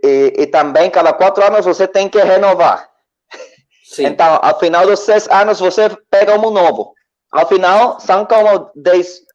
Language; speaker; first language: Portuguese; non-native, learner; Spanish